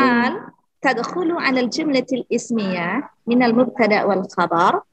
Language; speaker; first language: Arabic; non-native, fluent; Indonesian